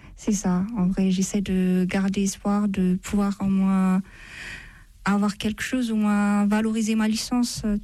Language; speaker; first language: French; non-native, fluent; Amharic